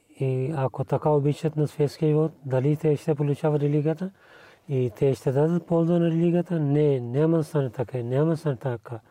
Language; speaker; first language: Bulgarian; non-native, learner; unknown